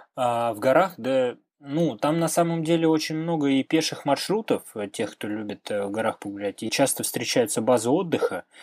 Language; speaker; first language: Russian; native; Russian